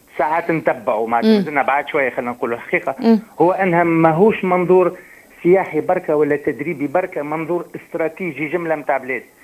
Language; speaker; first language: Arabic; native; Arabic